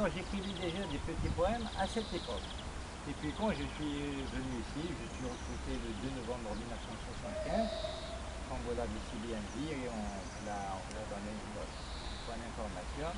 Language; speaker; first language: French; non-native, local second language; Kabyle